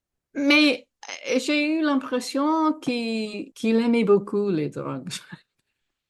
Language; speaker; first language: French; non-native, fluent; English